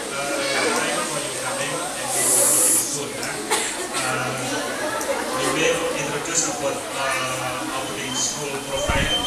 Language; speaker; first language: English; non-native, learner; Indonesian